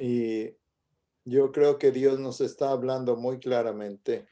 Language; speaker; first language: Spanish; native; Spanish